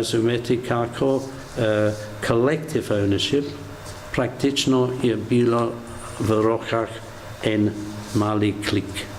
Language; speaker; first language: Slovenian; non-native, learner; English